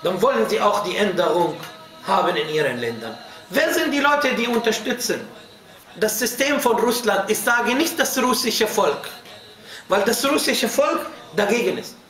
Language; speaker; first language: German; non-native, fluent; Arabic